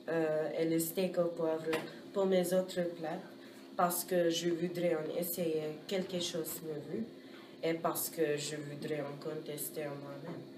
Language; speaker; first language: French; non-native, learner; English